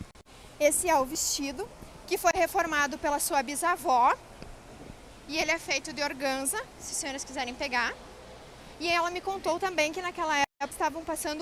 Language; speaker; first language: Portuguese; native; Portuguese